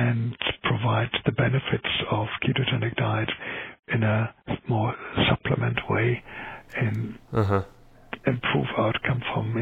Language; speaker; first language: English; non-native, fluent; German